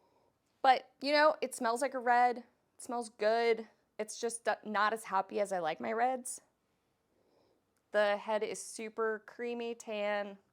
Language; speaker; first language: English; native; English